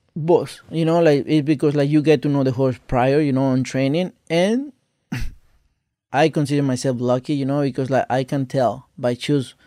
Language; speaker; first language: English; non-native, fluent; Spanish